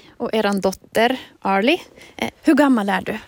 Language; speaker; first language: Swedish; non-native, local second language; Finnish